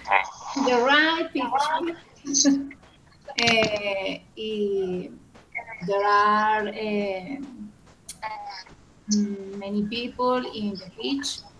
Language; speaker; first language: English; non-native, learner; Spanish